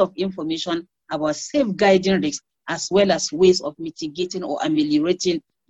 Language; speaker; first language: English; non-native, local second language; Hausa